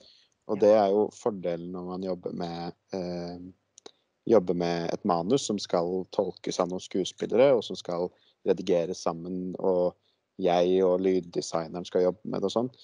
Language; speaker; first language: Norwegian; native; Norwegian